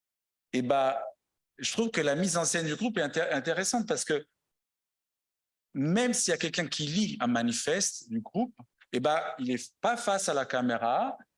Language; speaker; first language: French; non-native, fluent; Italian